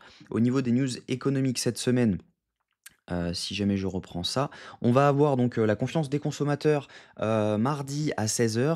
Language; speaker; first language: French; native; French